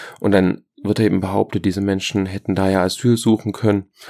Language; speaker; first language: German; native; German